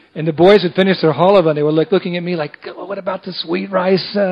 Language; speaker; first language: English; native; English